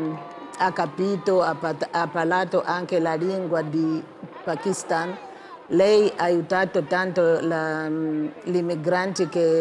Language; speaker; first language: Italian; non-native, fluent; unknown